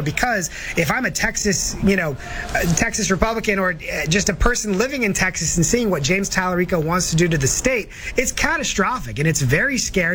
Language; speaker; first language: English; native; English